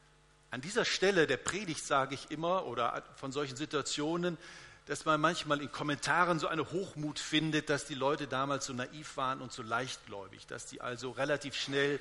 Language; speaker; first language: German; native; German